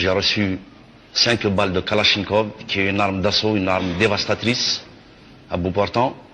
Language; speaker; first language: French; non-native, local second language; Kabyle